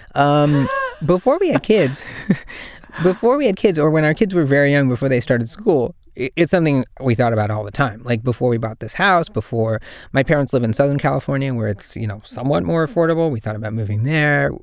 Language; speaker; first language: English; native; English